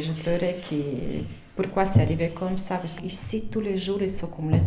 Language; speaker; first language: French; non-native, fluent; Latvian